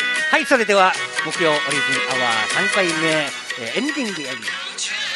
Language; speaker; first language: Japanese; native; Japanese